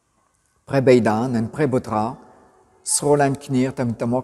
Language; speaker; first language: Khmer; non-native, fluent; French